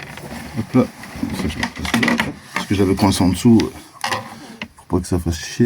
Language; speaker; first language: French; native; French